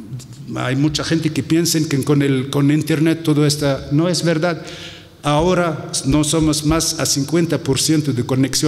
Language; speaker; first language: Spanish; non-native, fluent; Arabic